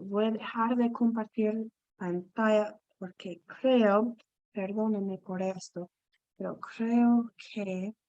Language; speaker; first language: Spanish; non-native, fluent; English